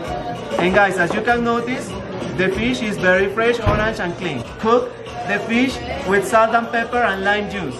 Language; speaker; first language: English; non-native, fluent; Spanish